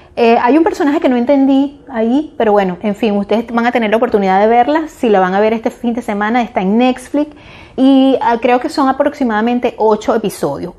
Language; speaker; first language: Spanish; native; Spanish